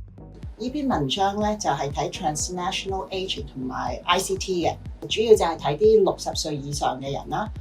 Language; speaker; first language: Cantonese; native; Cantonese